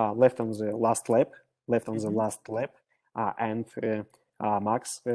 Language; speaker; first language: English; non-native, learner; Russian